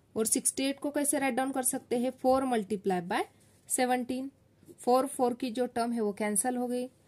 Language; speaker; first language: Hindi; non-native, local second language; Marathi